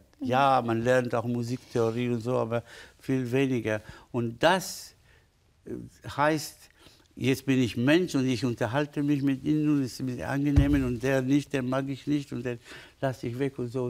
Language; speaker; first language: German; non-native, fluent; Spanish